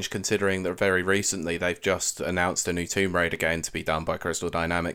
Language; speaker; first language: English; native; English